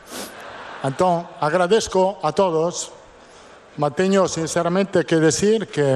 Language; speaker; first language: Portuguese; non-native, fluent; Italian